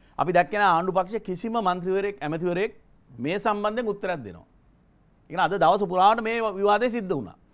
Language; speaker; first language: Sinhala; native; Sinhala